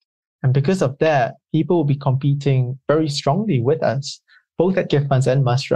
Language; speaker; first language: English; native; English